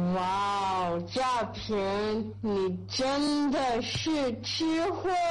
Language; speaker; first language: Chinese; non-native, learner; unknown